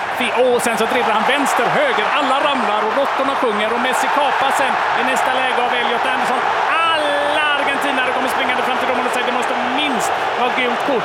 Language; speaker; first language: Swedish; native; Swedish